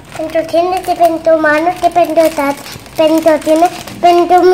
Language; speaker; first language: Romanian; early bilingual, heritage; Romanian